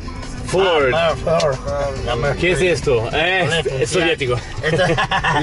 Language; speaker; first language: Spanish; non-native, fluent; Dutch